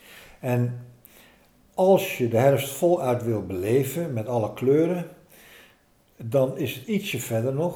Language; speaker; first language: Dutch; native; Dutch